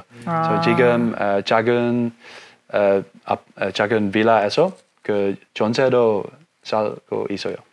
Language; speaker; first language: Korean; non-native, learner; Dutch